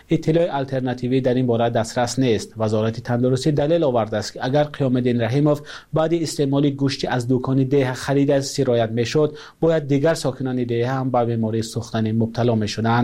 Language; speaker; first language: Tajik; native; Tajik